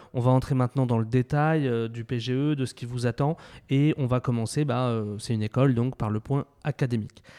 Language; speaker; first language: French; native; French